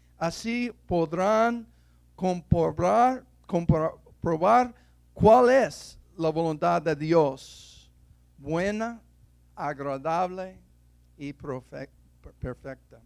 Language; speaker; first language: Spanish; non-native, fluent; English